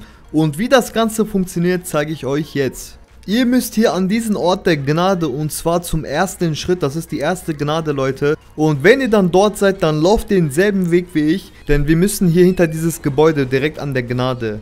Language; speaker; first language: German; native; German